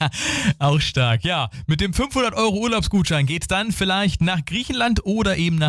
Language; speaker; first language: German; native; German